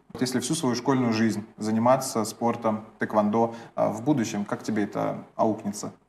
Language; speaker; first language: Russian; native; Russian